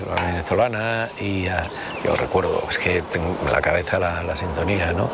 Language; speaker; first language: Spanish; native; Spanish